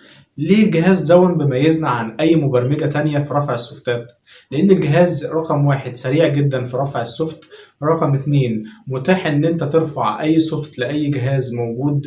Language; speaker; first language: Arabic; native; Arabic